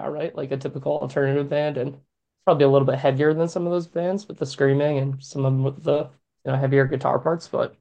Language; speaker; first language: English; native; English